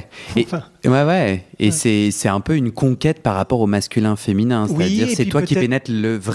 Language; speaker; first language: French; native; French